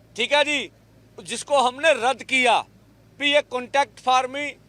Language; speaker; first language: Hindi; non-native, local second language; Punjabi